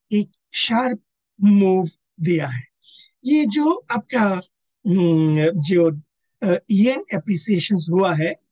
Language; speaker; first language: Hindi; non-native, local second language; Assamese